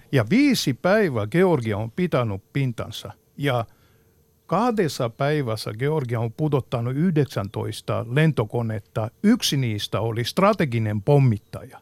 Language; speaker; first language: Finnish; non-native, fluent; Georgian